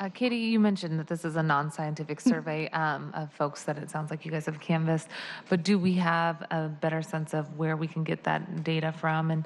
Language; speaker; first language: English; native; English